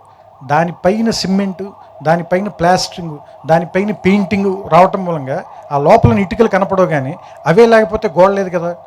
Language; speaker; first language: Telugu; native; Telugu